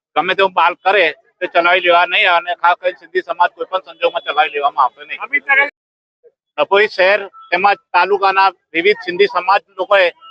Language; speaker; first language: Gujarati; non-native, local second language; Sindhi